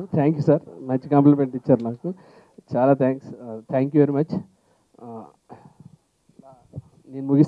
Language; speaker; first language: Telugu; native; Telugu